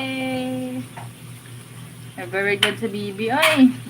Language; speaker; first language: English; non-native, local second language; Cebuano